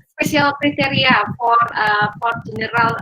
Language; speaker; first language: English; non-native, learner; Indonesian